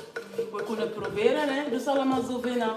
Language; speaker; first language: Dutch; non-native, fluent; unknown